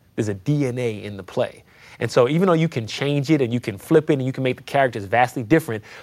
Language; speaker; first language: English; native; English